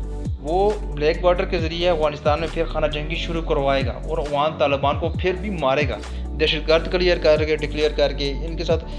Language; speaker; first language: Hindi; non-native, local second language; Punjabi